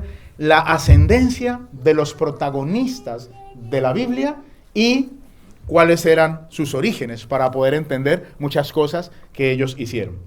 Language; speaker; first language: Spanish; native; Spanish